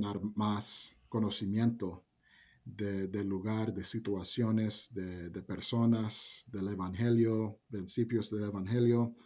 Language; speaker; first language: Spanish; early bilingual, heritage; Spanish